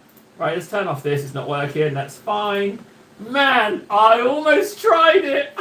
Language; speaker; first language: English; native; English